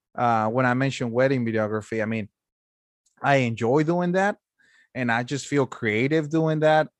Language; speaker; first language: English; non-native, fluent; Spanish